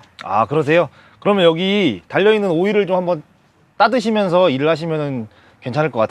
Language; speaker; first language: Korean; native; Korean